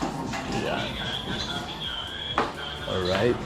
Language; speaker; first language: Filipino; native; Filipino